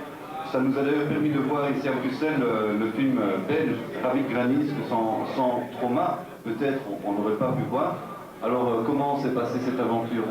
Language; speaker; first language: French; native; French